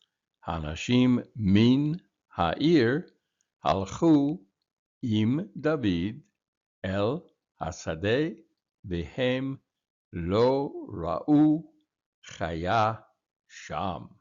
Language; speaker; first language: Hebrew; non-native, fluent; English